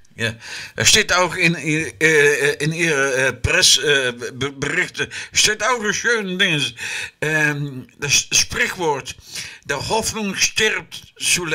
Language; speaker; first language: German; non-native, learner; Dutch